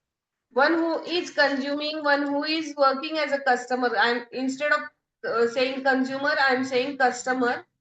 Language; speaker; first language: English; non-native, local second language; Hindi